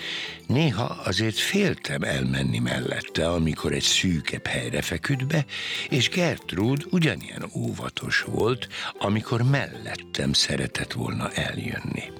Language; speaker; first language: Hungarian; native; Hungarian